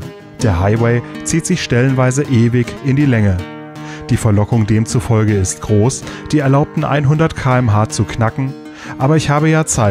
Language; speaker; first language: German; native; German